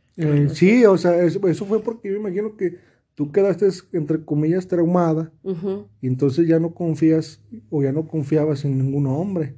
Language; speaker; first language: Spanish; native; Spanish